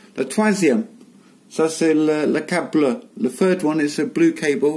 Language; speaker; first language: French; non-native, learner; English